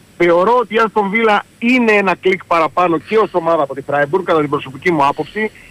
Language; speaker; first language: Greek; native; Greek